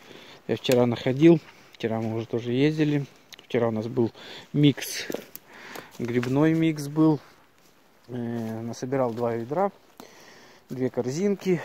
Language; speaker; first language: Russian; native; Russian